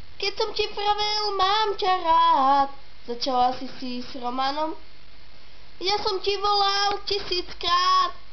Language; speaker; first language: Slovak; non-native, learner; Russian